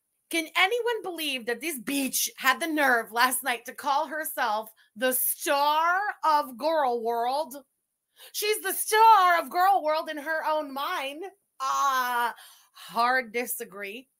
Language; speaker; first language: English; early bilingual, other home language; French